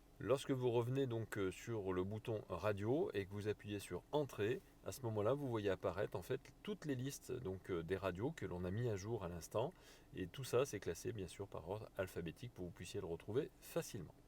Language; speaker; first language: French; native; French